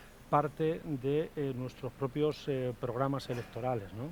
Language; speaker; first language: Spanish; native; Spanish